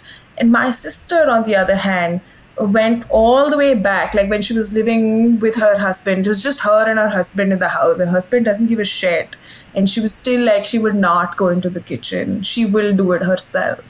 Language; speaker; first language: English; non-native, local second language; Hindi